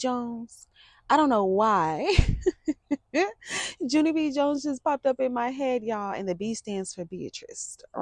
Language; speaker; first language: English; native; English